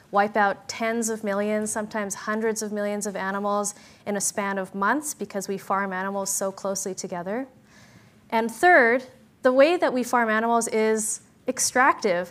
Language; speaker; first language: English; native; English